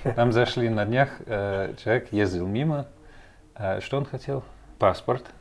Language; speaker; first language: Russian; non-native, fluent; English